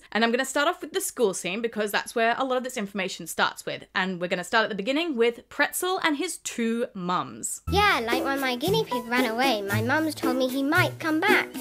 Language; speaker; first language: English; native; English